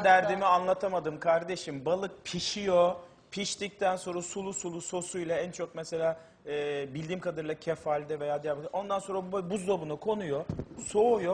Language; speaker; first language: Turkish; native; Turkish